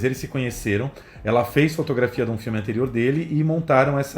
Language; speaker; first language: Portuguese; native; Portuguese